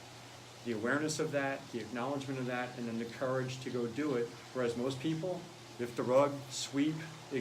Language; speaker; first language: English; native; English